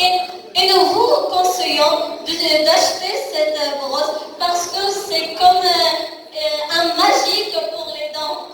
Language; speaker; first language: French; non-native, learner; Arabic